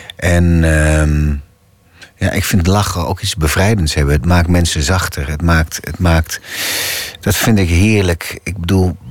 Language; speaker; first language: Dutch; non-native, local second language; Low German